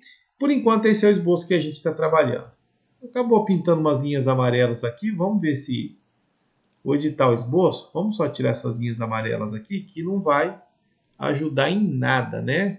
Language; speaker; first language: Portuguese; native; Portuguese